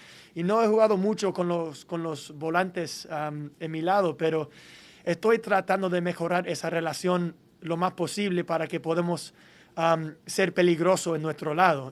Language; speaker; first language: Spanish; non-native, fluent; English